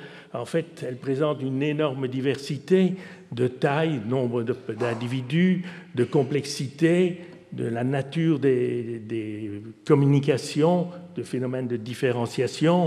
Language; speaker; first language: French; native; French